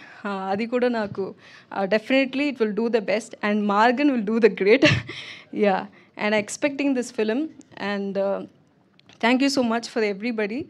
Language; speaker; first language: Telugu; non-native, learner; Tamil